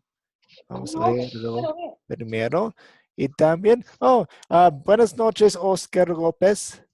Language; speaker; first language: Spanish; non-native, fluent; English